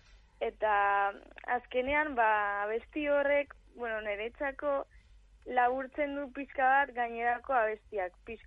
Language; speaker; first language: Basque; non-native, local second language; Spanish